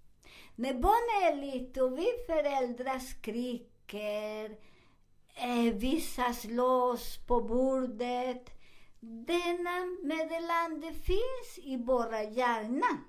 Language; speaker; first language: Swedish; non-native, learner; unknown